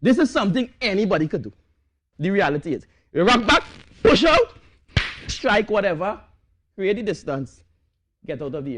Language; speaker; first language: English; native; English